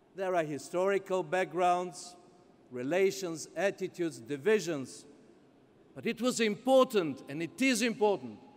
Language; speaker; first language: English; non-native, fluent; Bulgarian